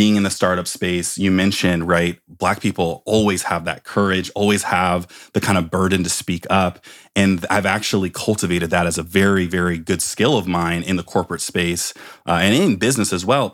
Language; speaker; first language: English; native; English